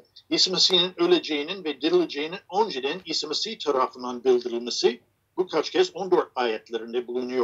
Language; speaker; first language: Turkish; non-native, fluent; English